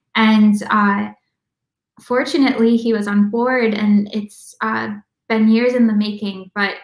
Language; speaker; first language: English; native; English